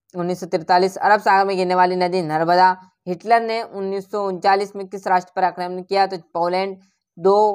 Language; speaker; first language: Hindi; native; Hindi